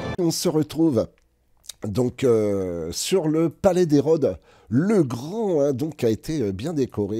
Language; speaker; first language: French; native; French